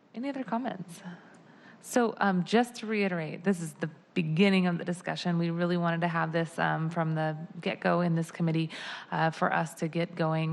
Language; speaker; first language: English; native; English